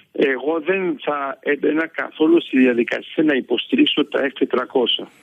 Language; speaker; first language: Greek; early bilingual, heritage; Greek